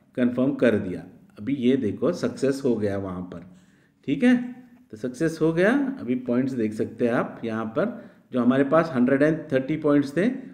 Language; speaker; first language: Hindi; non-native, local second language; Marathi